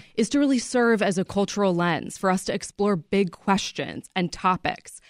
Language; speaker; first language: English; native; English